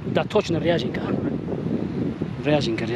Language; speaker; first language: Russian; non-native, learner; Tajik